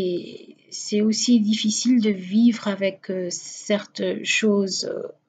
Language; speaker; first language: French; non-native, fluent; Portuguese